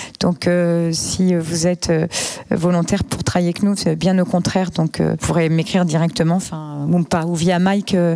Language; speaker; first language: French; native; French